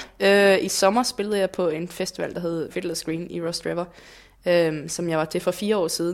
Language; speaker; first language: Danish; native; Danish